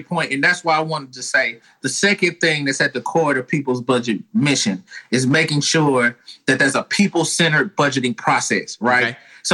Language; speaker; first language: English; native; English